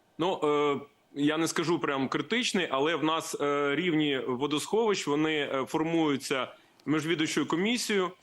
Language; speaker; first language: Ukrainian; native; Ukrainian